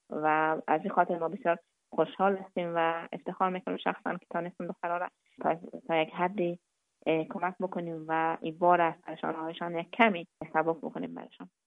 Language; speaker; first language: Persian; native; Persian